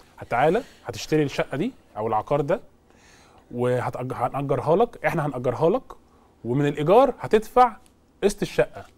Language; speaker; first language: Arabic; native; Arabic